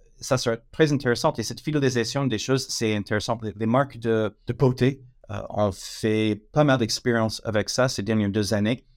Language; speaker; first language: French; non-native, fluent; English